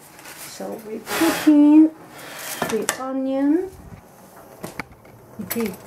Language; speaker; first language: English; non-native, learner; Chinese